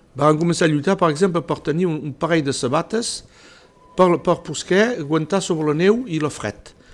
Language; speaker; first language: Catalan; early bilingual, heritage; Catalan